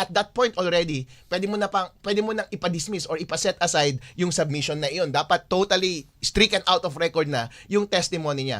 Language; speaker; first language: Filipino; non-native, local second language; Iloko